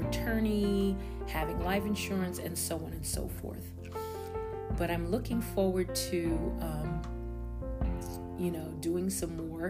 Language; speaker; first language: English; native; English